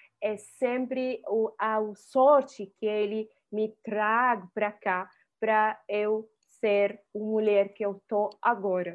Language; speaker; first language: Portuguese; non-native, fluent; Arabic